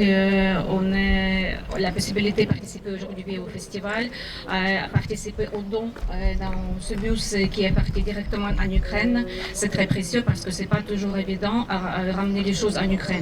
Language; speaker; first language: French; non-native, fluent; Ukrainian